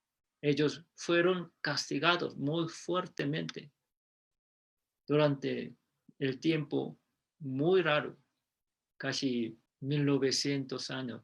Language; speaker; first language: Spanish; non-native, fluent; Korean